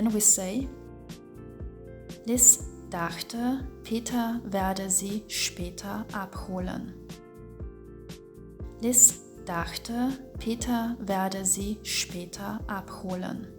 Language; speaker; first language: German; non-native, fluent; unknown